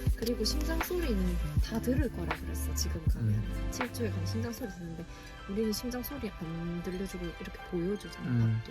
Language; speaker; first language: Korean; native; Korean